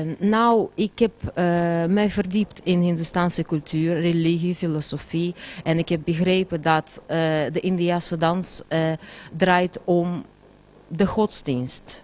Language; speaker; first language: Dutch; non-native, fluent; Russian